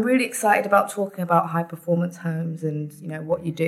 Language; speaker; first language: English; native; English